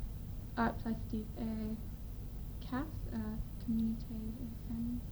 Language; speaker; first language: French; non-native, learner; English